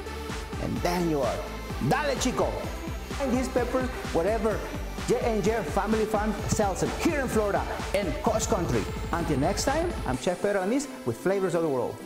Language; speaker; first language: English; non-native, fluent; Spanish